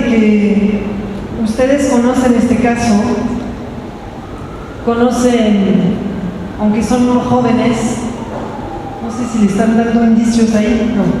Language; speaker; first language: Spanish; non-native, fluent; French